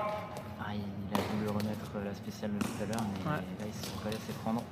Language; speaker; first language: French; native; French